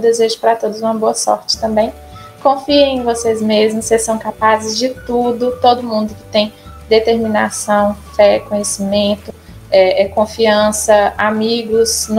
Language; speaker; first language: Portuguese; native; Portuguese